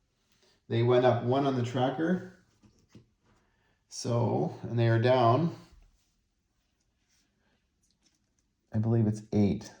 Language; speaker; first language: English; native; English